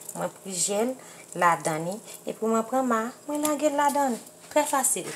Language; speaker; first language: French; non-native, learner; Haitian Creole